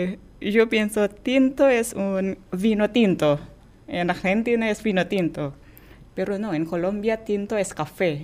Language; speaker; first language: Spanish; non-native, fluent; Indonesian